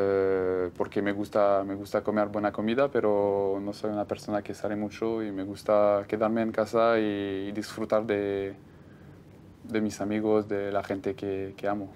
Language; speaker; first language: Spanish; non-native, fluent; French